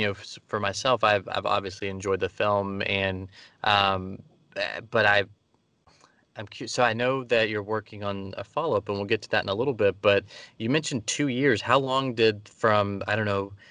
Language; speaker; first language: English; native; English